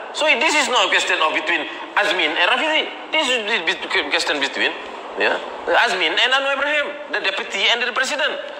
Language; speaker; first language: English; non-native, local second language; Malay